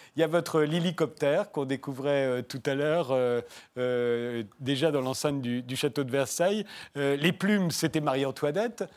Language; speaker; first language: French; native; French